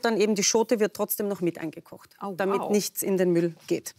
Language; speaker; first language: German; native; German